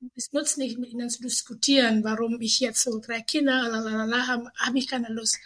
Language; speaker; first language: German; non-native, fluent; Indonesian